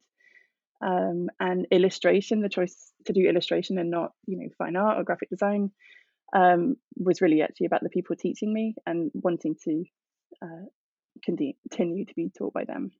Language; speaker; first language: English; native; English